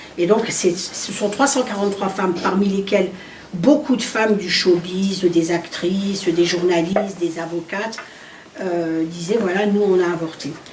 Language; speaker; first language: French; early bilingual, other home language; Arabic